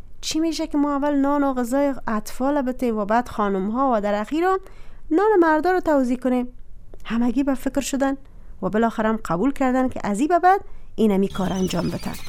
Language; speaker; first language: Persian; native; Persian